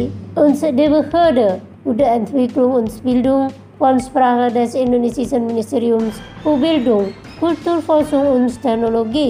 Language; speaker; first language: German; non-native, fluent; Indonesian